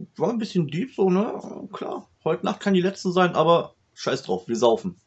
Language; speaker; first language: German; native; German